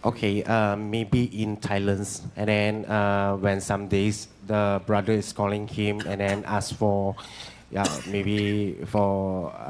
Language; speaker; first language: English; non-native, learner; Chinese